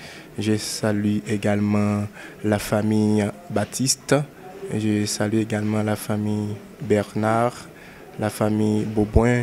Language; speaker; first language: French; non-native, local second language; Haitian Creole